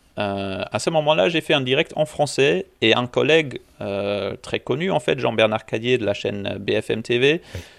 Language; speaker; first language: French; non-native, local second language; English